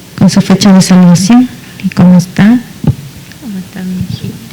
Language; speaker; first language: Spanish; native; Spanish